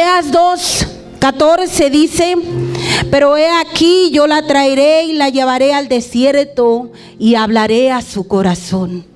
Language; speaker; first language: Spanish; native; Spanish